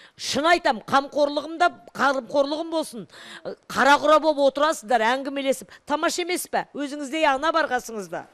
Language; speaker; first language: Kazakh; native; Kazakh